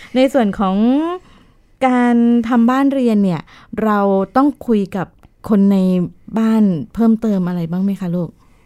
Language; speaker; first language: Thai; native; Thai